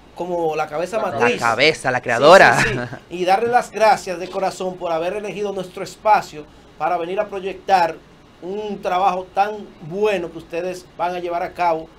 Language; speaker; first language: Spanish; early bilingual, heritage; Spanish